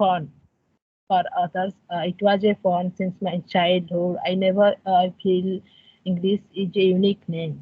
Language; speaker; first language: English; non-native, learner; Odia